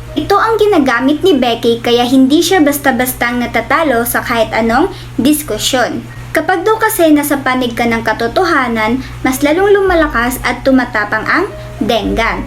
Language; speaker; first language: Filipino; non-native, local second language; Cebuano